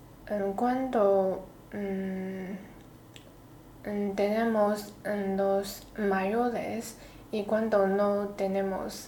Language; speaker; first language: Spanish; non-native, learner; Chinese